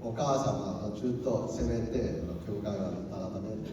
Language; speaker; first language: Japanese; non-native, learner; Cantonese